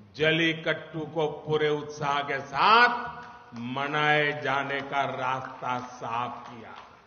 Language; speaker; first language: Hindi; non-native, local second language; Gujarati